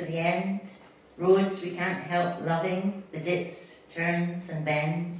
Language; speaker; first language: English; native; English